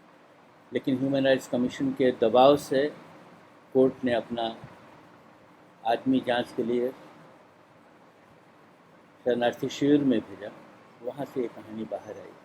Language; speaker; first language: Hindi; native; Hindi